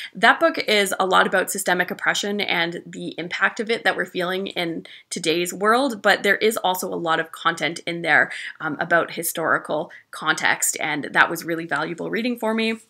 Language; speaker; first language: English; native; English